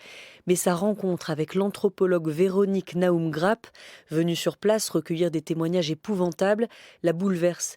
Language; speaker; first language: French; native; French